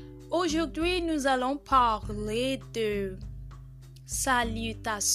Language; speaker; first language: French; non-native, fluent; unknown